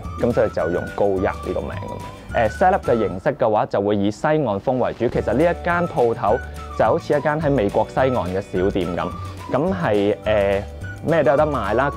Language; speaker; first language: Cantonese; native; Cantonese